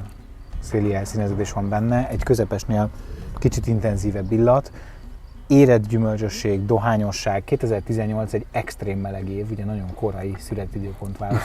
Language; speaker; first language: Hungarian; native; Hungarian